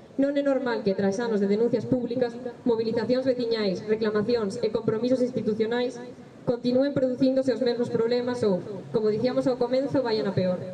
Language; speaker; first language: Galician; native; Galician